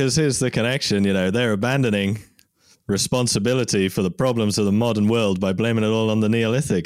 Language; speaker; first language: English; native; English